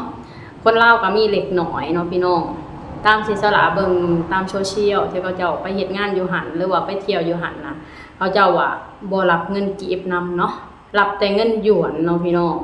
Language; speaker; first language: Thai; non-native, local second language; Lao